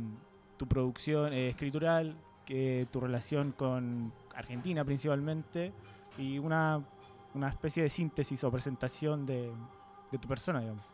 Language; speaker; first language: Spanish; native; Spanish